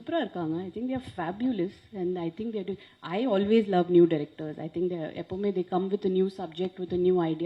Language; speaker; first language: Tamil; non-native, local second language; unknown